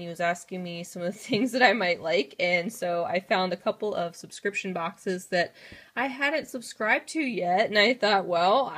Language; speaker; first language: English; native; English